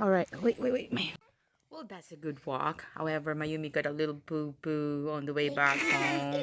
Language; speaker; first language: English; non-native, local second language; Filipino